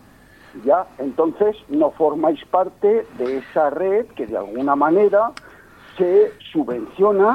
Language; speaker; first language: Spanish; native; Spanish